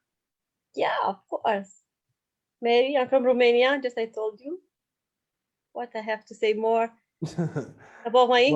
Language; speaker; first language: English; non-native, learner; Romanian